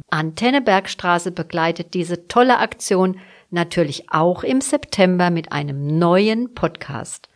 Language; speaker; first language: German; native; German